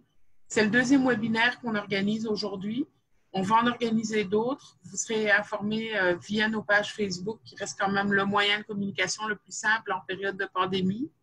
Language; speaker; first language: French; native; French